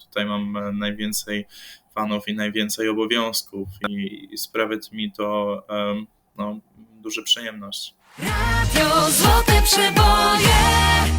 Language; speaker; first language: Polish; early bilingual, heritage; English